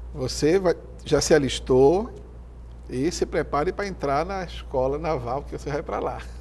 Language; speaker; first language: Portuguese; native; Portuguese